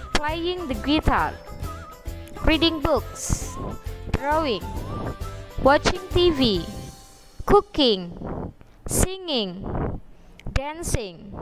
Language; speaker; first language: English; non-native, fluent; Indonesian